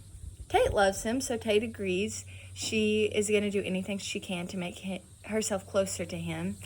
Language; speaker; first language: English; native; English